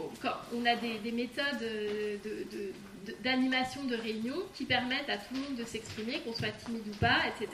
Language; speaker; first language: French; native; French